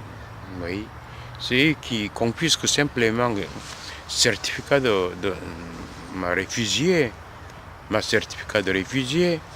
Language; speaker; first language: French; non-native, learner; Korean